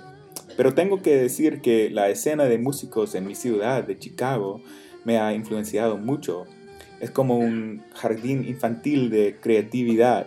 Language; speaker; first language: Spanish; non-native, fluent; English